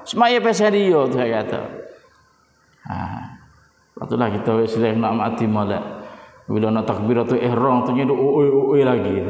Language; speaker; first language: Malay; native; Malay